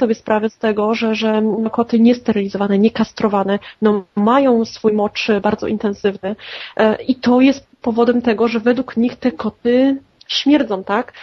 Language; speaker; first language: Polish; native; Polish